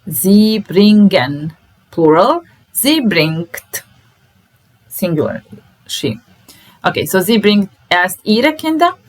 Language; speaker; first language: German; non-native, fluent; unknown